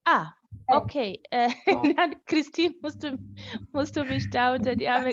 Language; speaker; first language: German; native; German